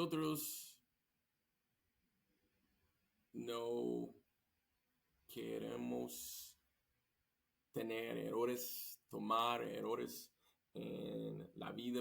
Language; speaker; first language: Spanish; non-native, learner; English